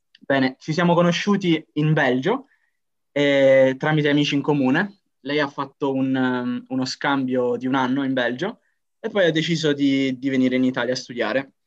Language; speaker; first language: Italian; native; Italian